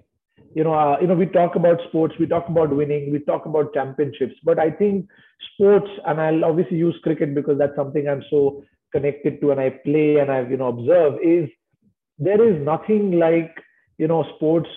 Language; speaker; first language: English; non-native, local second language; Marathi